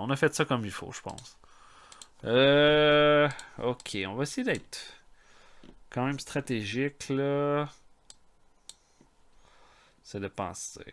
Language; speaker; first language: French; native; French